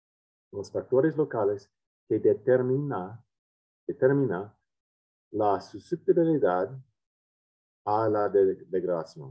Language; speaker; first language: Spanish; non-native, fluent; English